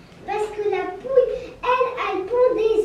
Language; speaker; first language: French; non-native, local second language; Arabic